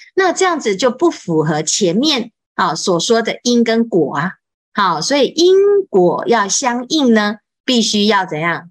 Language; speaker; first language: Chinese; native; Chinese